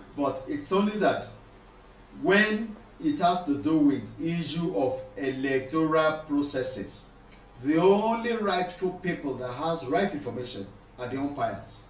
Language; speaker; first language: English; non-native, local second language; Yoruba